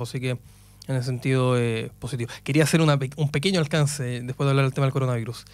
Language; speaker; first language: Spanish; native; Spanish